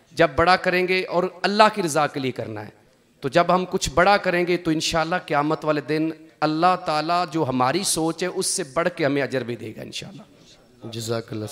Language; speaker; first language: Urdu; non-native, local second language; Punjabi